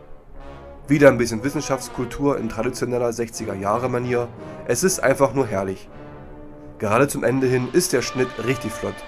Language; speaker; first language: German; native; German